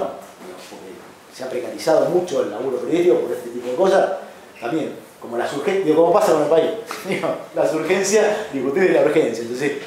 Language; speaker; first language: Spanish; native; Spanish